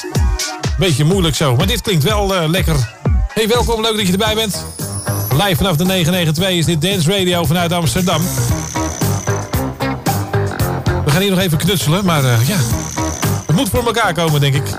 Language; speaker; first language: Dutch; native; Dutch